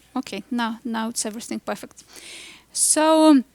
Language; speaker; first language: English; non-native, fluent; Lithuanian